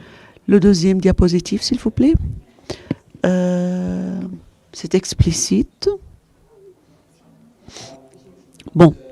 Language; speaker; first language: French; non-native, fluent; Arabic